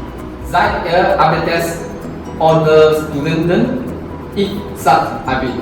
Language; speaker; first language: German; non-native, learner; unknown